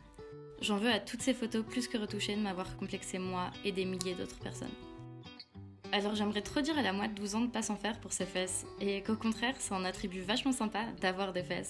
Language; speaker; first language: French; native; French